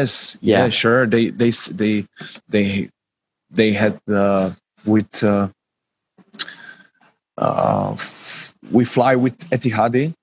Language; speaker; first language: English; non-native, learner; Czech